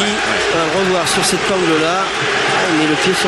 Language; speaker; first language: French; native; French